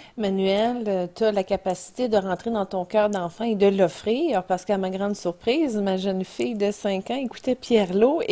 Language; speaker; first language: French; native; French